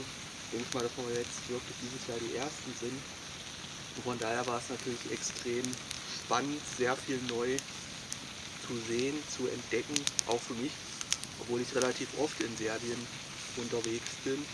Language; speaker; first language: German; native; German